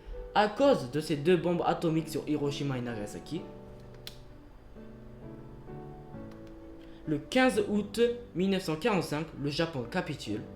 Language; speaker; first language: French; early bilingual, other home language; Japanese